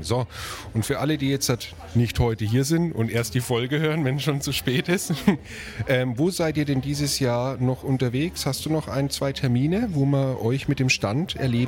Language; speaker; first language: German; native; German